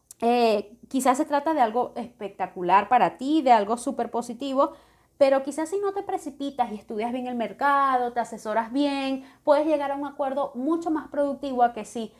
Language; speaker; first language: Spanish; native; Spanish